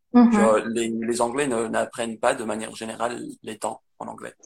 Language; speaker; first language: French; non-native, fluent; English